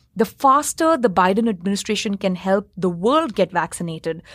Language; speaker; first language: English; non-native, local second language; Hindi